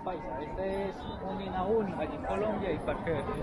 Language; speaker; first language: Spanish; native; Spanish